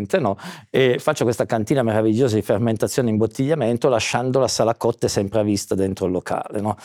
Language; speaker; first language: Italian; native; Italian